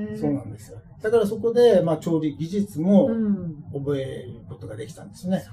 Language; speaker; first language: Japanese; native; Japanese